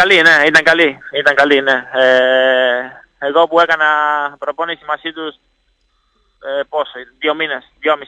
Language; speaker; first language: Greek; non-native, fluent; Italian